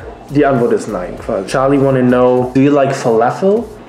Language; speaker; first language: English; non-native, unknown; German